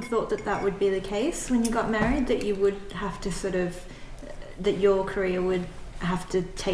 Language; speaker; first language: English; non-native, local second language; Cantonese